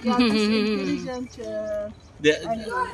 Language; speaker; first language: English; non-native, learner; Arabic